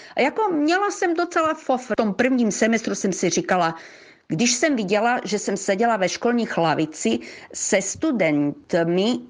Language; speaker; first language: Czech; early bilingual, heritage; Croatian